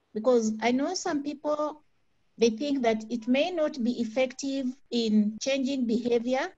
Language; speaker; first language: English; non-native, fluent; Spanish